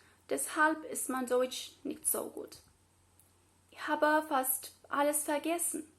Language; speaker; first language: German; non-native, learner; Greek